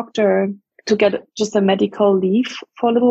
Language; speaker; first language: English; non-native, fluent; German